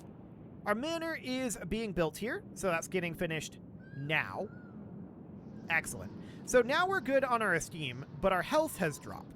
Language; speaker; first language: English; native; English